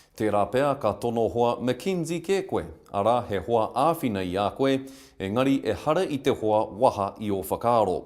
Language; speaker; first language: Māori; non-native, local second language; English